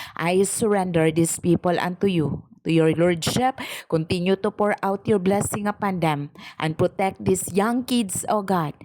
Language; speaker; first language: English; non-native, local second language; Filipino